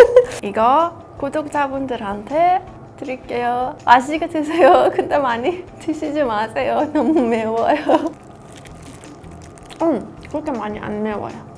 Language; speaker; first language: Korean; non-native, fluent; Persian